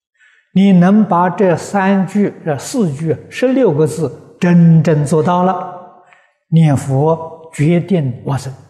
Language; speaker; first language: Chinese; native; Chinese